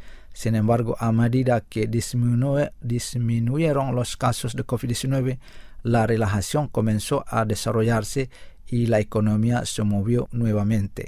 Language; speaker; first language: Spanish; non-native, fluent; Indonesian